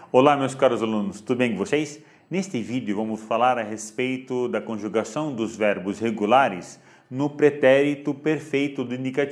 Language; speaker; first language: Portuguese; non-native, fluent; Arabic